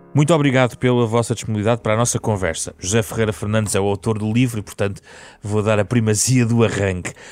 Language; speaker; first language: Portuguese; native; Portuguese